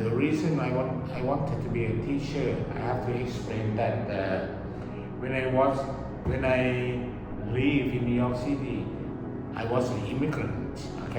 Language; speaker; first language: English; early bilingual, other home language; Thai